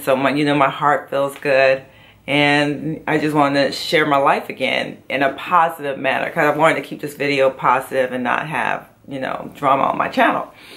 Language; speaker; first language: English; native; English